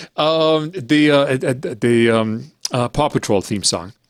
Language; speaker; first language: English; early bilingual, other home language; German